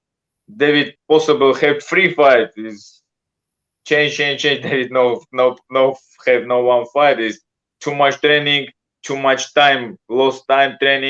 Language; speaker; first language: English; non-native, learner; Russian